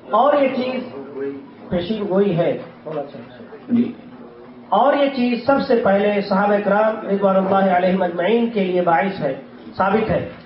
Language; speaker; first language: Urdu; native; Urdu